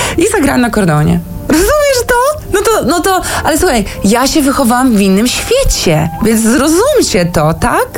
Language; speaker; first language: Polish; early bilingual, heritage; Polish